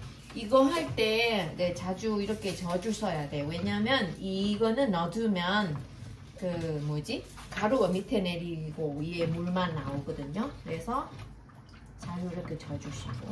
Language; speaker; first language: Korean; non-native, fluent; Vietnamese